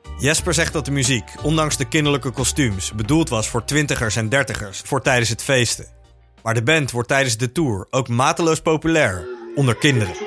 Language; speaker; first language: Dutch; native; Dutch